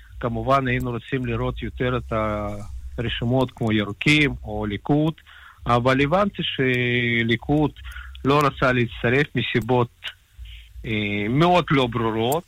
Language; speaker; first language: Hebrew; non-native, fluent; Russian